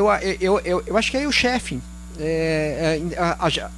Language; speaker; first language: Portuguese; native; Portuguese